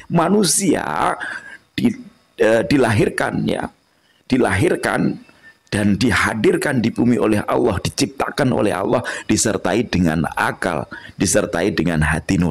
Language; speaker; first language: Indonesian; non-native, local second language; Javanese